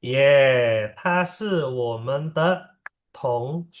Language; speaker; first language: Chinese; non-native, fluent; Indonesian